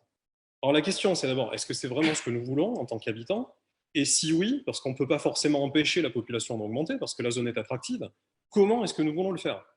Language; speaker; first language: French; native; French